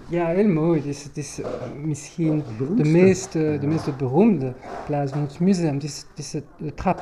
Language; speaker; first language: Dutch; non-native, local second language; French